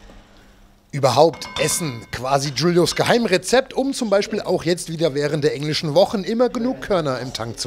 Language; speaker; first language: German; native; German